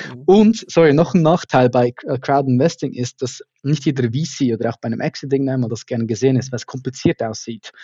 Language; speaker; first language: German; native; German